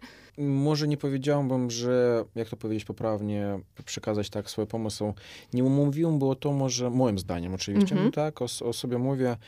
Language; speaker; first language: Polish; non-native, fluent; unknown